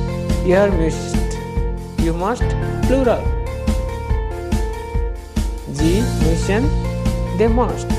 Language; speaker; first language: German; non-native, learner; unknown